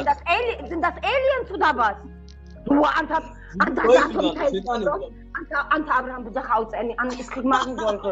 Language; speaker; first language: German; early bilingual, other home language; Tigrinya